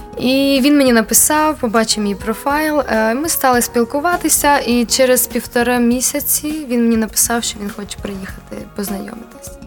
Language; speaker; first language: Ukrainian; non-native, local second language; Russian